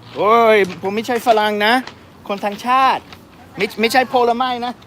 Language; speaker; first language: Thai; non-native, learner; English